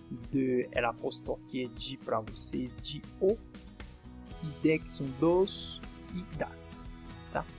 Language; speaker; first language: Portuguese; non-native, fluent; French